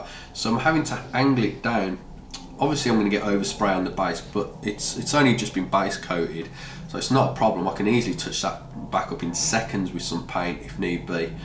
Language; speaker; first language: English; native; English